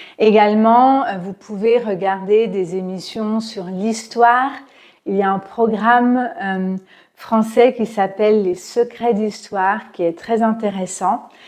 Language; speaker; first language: French; native; French